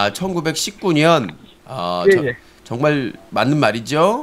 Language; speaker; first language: Korean; native; Korean